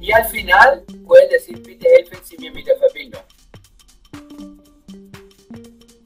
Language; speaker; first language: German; non-native, fluent; Spanish